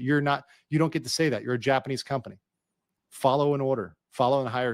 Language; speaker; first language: English; native; English